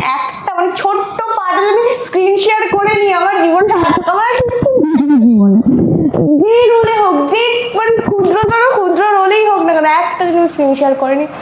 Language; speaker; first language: Bangla; native; Bangla